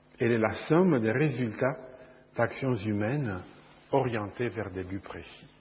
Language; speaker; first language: French; non-native, fluent; Romanian